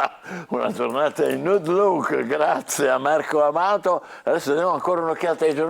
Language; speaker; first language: Italian; native; Italian